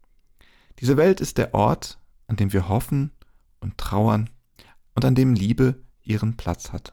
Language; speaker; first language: German; native; German